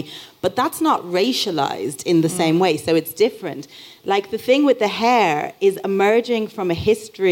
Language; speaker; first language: English; native; English